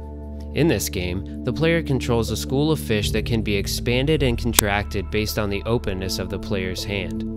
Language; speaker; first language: English; native; English